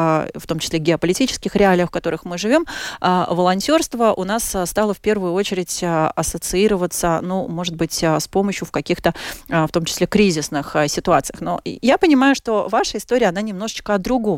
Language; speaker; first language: Russian; native; Russian